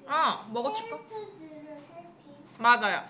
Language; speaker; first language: Korean; native; Korean